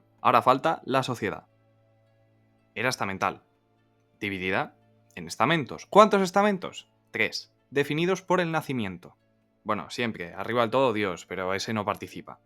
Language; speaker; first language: Spanish; native; Spanish